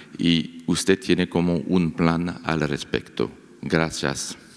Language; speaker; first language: Spanish; non-native, fluent; French